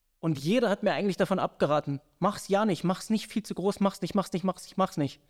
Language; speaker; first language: German; native; German